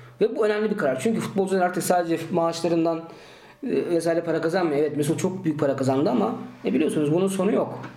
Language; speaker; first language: Turkish; early bilingual, heritage; Turkish